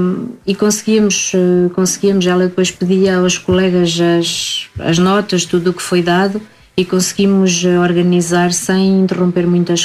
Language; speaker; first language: Portuguese; native; Portuguese